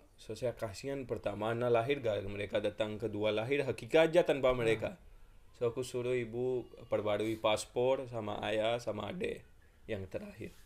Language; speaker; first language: Indonesian; non-native, fluent; Urdu